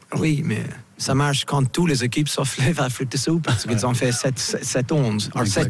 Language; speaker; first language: French; non-native, fluent; English